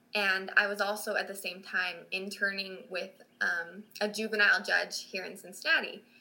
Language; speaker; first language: English; native; English